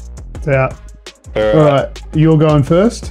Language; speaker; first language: English; native; English